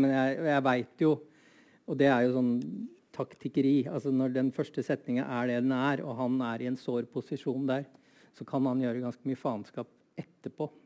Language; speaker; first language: Norwegian; native; Norwegian